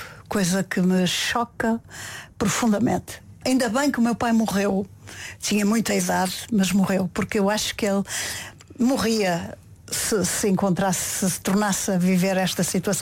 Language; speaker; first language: Portuguese; native; Portuguese